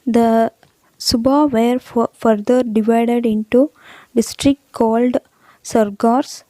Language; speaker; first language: English; non-native, local second language; Tamil